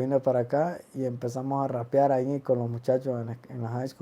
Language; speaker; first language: Spanish; early bilingual, other home language; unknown